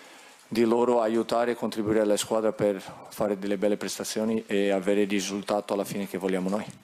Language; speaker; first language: Italian; non-native, fluent; Portuguese